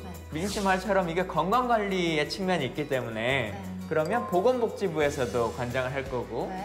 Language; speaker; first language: Korean; native; Korean